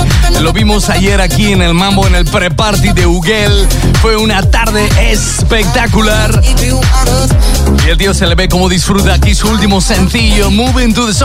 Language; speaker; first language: Spanish; native; Spanish